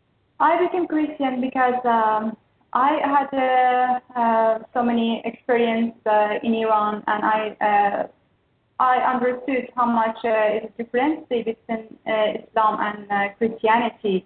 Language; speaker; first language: English; non-native, learner; Persian